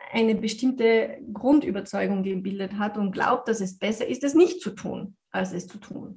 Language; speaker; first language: German; non-native, fluent; French